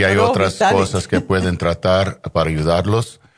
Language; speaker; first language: Spanish; early bilingual, heritage; Spanish